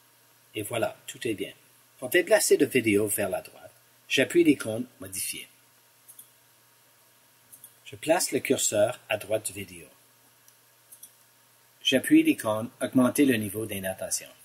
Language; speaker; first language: French; non-native, local second language; English